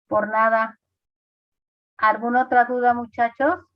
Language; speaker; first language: Spanish; native; Spanish